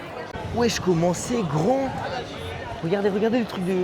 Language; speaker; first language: French; native; French